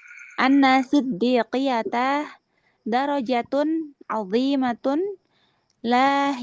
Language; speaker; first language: Arabic; non-native, learner; Indonesian